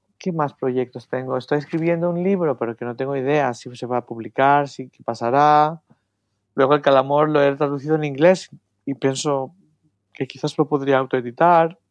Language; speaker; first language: Spanish; non-native, fluent; Greek